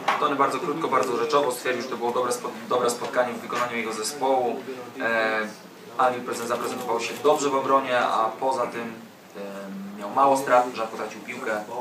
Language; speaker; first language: Polish; native; Polish